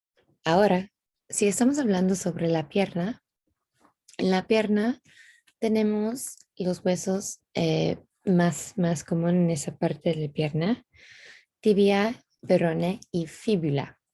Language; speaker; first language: Spanish; non-native, fluent; English